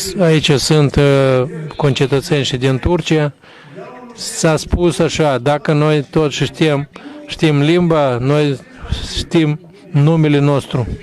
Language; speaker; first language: Romanian; non-native, local second language; Gagauz